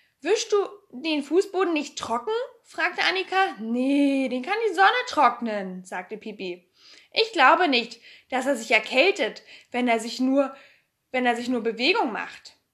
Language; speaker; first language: German; native; German